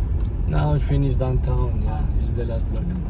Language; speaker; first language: English; non-native, fluent; Spanish